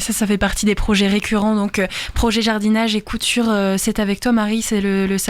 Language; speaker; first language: French; native; French